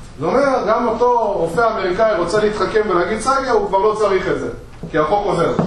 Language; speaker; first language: Hebrew; native; Hebrew